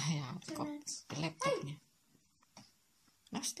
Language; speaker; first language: Dutch; non-native, learner; Indonesian